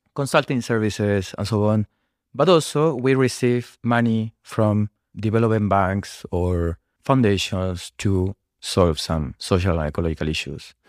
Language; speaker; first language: English; non-native, fluent; Spanish